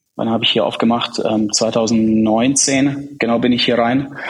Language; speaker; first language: German; early bilingual, other home language; Czech